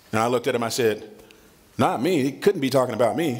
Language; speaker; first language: English; native; English